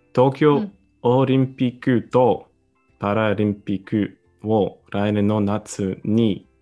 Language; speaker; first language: Japanese; non-native, learner; English